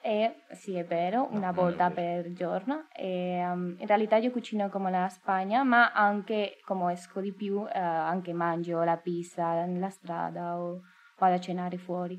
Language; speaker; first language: Italian; non-native, learner; Spanish